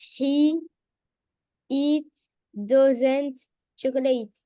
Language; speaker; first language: English; non-native, learner; French